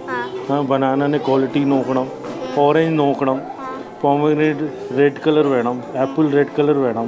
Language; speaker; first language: Malayalam; non-native, learner; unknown